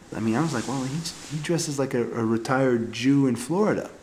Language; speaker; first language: English; native; English